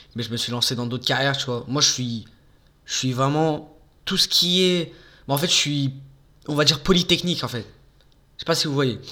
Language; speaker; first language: French; native; French